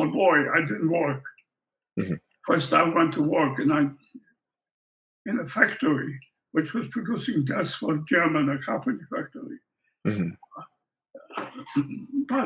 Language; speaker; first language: English; non-native, fluent; Polish